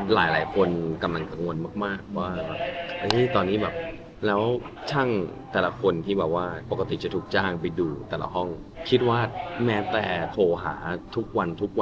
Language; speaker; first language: Thai; native; Thai